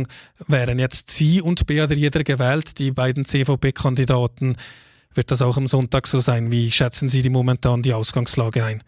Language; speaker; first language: German; native; German